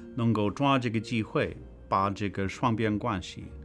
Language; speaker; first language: Chinese; non-native, fluent; English